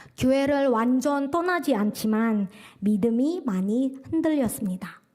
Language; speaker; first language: Korean; non-native, fluent; Indonesian